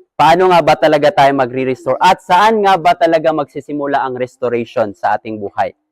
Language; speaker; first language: Filipino; native; Filipino